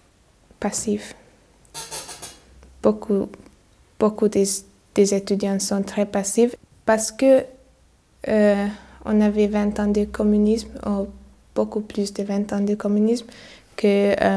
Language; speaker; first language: French; non-native, learner; Hungarian